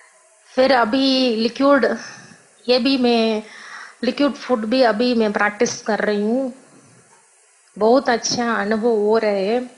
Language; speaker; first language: Hindi; non-native, local second language; Tamil